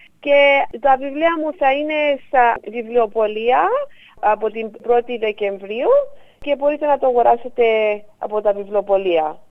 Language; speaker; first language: Greek; early bilingual, heritage; Greek